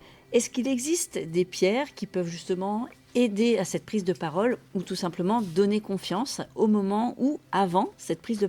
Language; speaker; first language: French; native; French